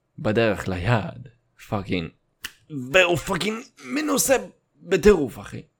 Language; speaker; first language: Hebrew; native; Hebrew